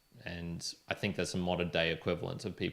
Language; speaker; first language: English; native; English